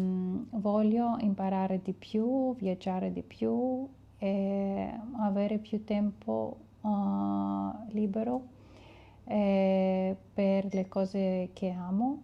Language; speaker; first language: Italian; non-native, fluent; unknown